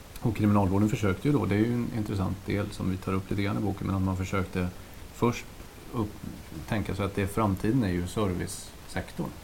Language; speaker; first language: Swedish; native; Swedish